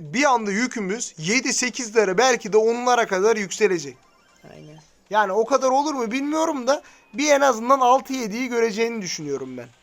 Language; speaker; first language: Turkish; native; Turkish